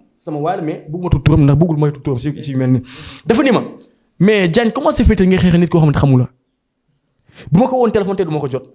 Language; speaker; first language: Wolof; native; Wolof